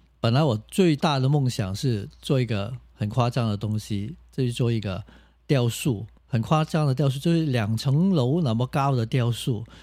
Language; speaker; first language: Chinese; non-native, local second language; Cantonese